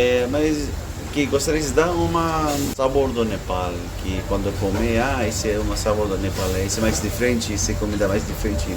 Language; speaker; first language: Portuguese; non-native, learner; Nepali